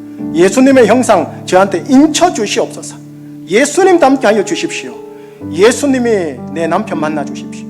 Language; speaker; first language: Korean; native; Korean